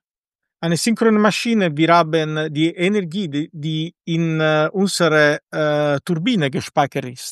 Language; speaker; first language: German; non-native, fluent; Italian